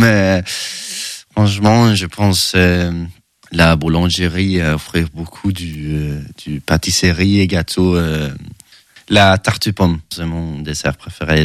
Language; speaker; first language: French; non-native, learner; Swedish